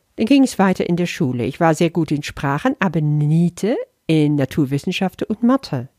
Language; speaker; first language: German; early bilingual, other home language; Dutch